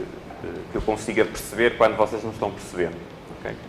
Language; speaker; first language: Portuguese; native; Portuguese